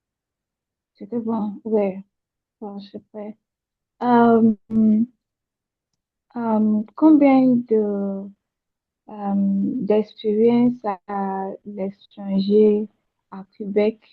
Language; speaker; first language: French; non-native, learner; Yoruba